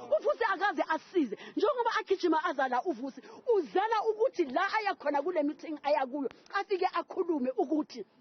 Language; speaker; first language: Zulu; native; Zulu